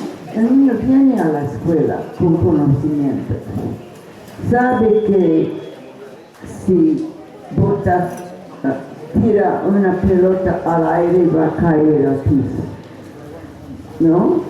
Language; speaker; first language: Spanish; non-native, fluent; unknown